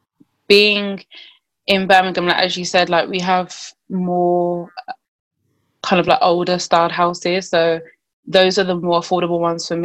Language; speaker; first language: English; native; English